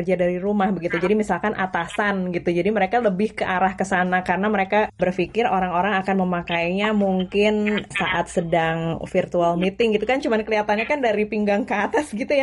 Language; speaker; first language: Indonesian; native; Indonesian